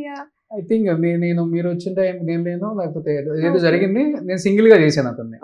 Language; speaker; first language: Telugu; native; Telugu